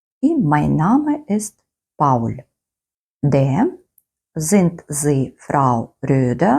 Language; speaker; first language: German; non-native, fluent; Ukrainian